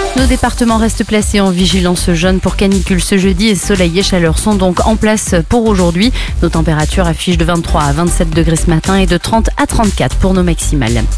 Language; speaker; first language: French; native; French